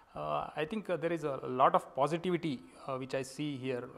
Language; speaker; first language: English; non-native, local second language; Kannada